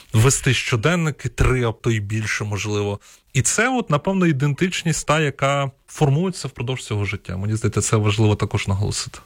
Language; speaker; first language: Ukrainian; non-native, local second language; Russian